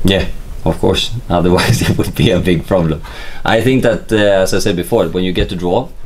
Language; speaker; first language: English; non-native, fluent; Swedish